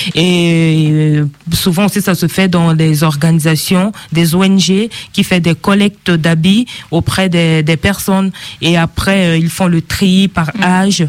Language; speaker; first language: French; non-native, local second language; Sango